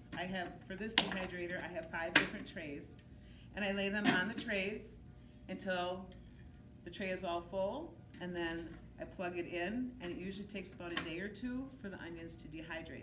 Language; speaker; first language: English; native; English